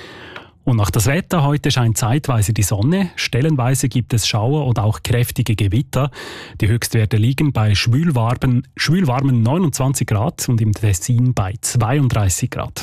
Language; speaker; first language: German; native; German